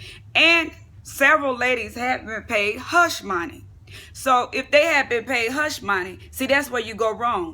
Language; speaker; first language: English; native; English